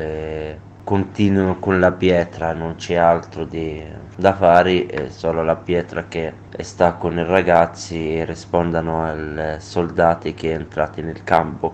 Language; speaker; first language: Italian; non-native, learner; Arabic